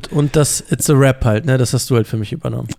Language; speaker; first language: German; native; German